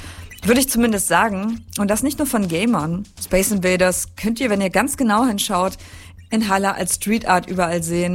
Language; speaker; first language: German; native; German